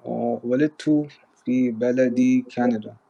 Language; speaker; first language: Arabic; non-native, learner; English